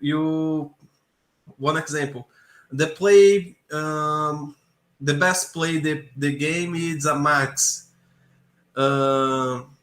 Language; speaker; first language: English; non-native, learner; Portuguese